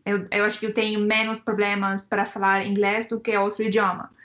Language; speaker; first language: Portuguese; non-native, fluent; Estonian